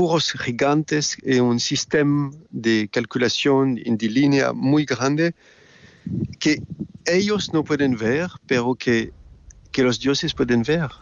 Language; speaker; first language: Spanish; non-native, fluent; French